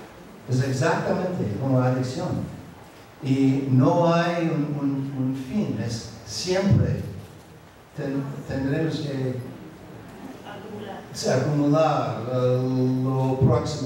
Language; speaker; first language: Spanish; non-native, fluent; English